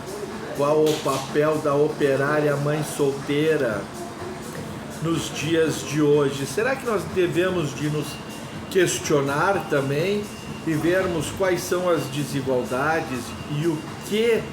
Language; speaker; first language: Portuguese; native; Portuguese